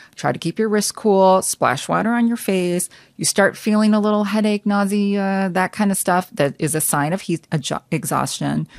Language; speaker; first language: English; native; English